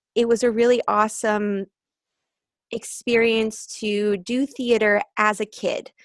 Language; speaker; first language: English; native; English